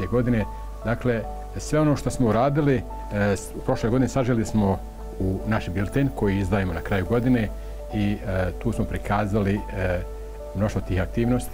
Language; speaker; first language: Croatian; native; Croatian